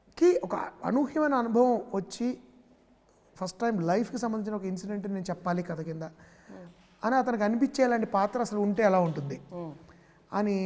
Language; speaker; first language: Telugu; native; Telugu